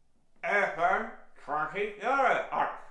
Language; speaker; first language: German; non-native, fluent; Italian